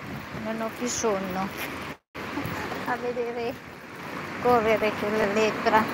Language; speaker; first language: Italian; non-native, fluent; Filipino